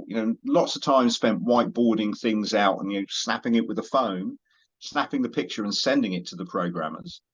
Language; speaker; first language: English; native; English